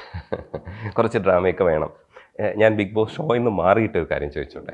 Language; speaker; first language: Malayalam; native; Malayalam